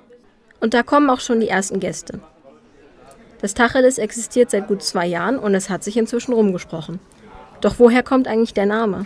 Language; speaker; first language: German; native; German